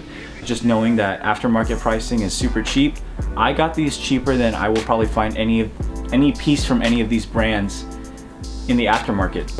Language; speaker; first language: English; native; English